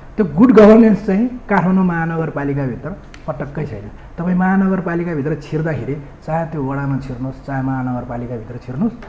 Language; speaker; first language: Nepali; non-native, local second language; Newari